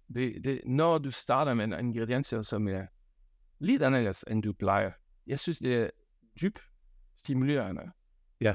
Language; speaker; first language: Danish; non-native, fluent; French